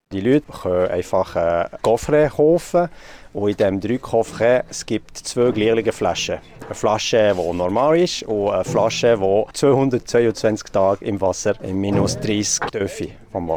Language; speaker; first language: German; non-native, local second language; French